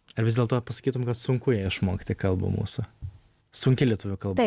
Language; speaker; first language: Lithuanian; native; Lithuanian